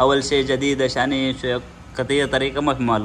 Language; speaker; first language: Arabic; non-native, learner; Marathi